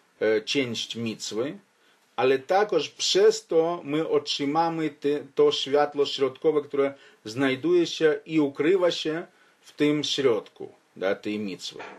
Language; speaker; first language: Polish; non-native, fluent; Ukrainian